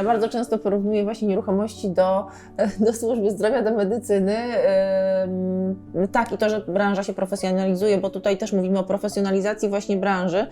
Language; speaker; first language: Polish; native; Polish